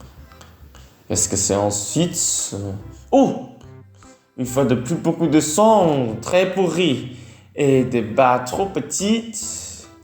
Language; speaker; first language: French; non-native, learner; Vietnamese